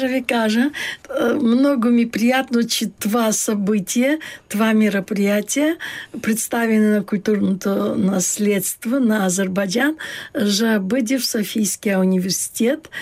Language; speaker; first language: Bulgarian; early bilingual, heritage; Bulgarian